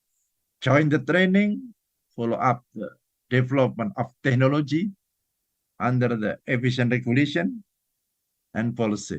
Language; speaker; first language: English; non-native, fluent; Indonesian